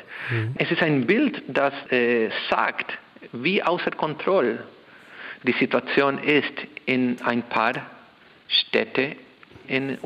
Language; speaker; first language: German; non-native, learner; Spanish